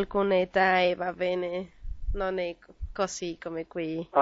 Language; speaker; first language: Italian; non-native, learner; Spanish